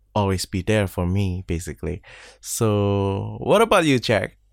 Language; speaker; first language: English; non-native, fluent; Indonesian